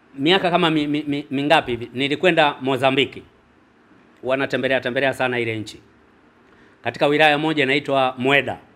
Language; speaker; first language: Swahili; native; Swahili